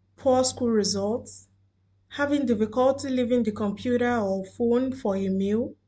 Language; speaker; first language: English; non-native, local second language; Yoruba